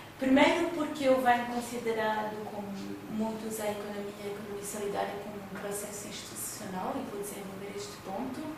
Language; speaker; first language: Portuguese; non-native, fluent; French